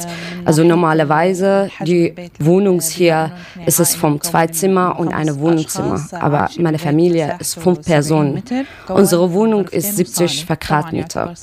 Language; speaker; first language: German; non-native, learner; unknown